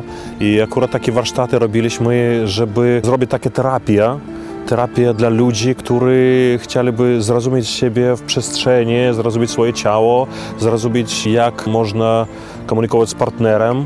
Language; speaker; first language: Polish; non-native, fluent; Belarusian